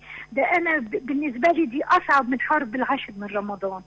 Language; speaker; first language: Arabic; native; Arabic